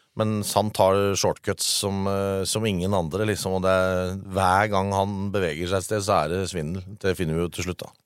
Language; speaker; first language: Norwegian; native; Norwegian